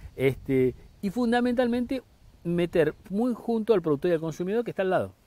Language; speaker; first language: Spanish; native; Spanish